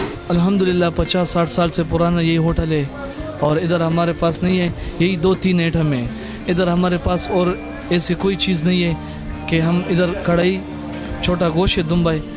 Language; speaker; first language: Hindi; non-native, local second language; Pashto